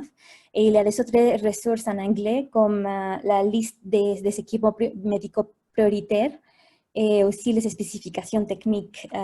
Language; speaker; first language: French; non-native, fluent; Spanish